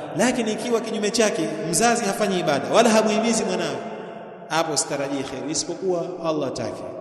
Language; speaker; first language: Swahili; native; Swahili